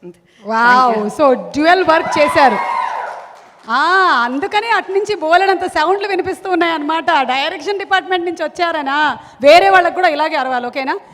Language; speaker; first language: Telugu; native; Telugu